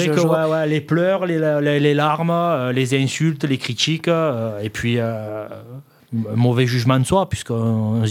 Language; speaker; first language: French; native; French